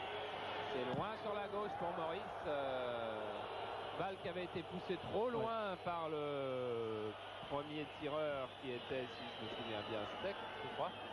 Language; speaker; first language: French; native; French